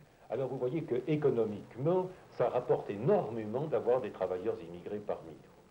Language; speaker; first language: French; native; French